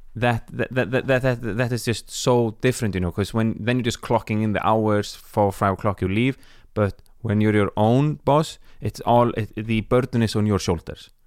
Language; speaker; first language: English; non-native, fluent; Icelandic